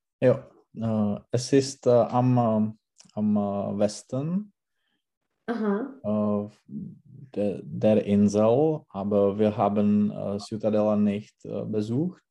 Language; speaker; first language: German; non-native, learner; Czech